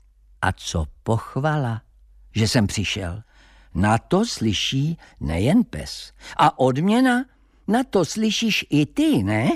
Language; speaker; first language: Czech; native; Czech